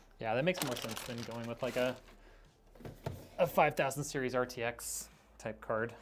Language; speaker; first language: English; native; English